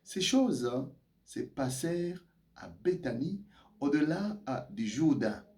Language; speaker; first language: French; non-native, local second language; Swahili